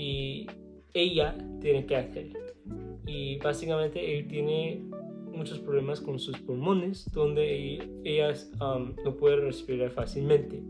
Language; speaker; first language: Spanish; non-native, learner; English